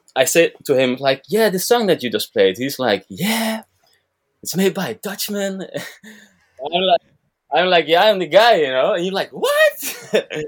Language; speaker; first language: English; non-native, fluent; Dutch